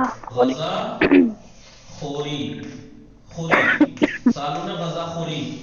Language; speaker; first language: Persian; non-native, fluent; Urdu